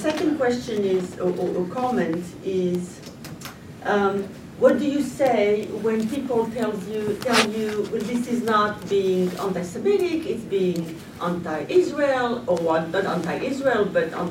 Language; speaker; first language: English; non-native, fluent; French